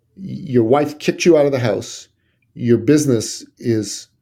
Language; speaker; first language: English; early bilingual, other home language; Persian